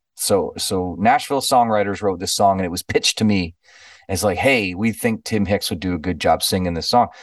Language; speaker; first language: English; native; English